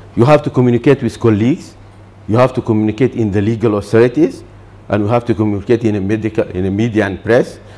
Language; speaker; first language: English; non-native, fluent; Arabic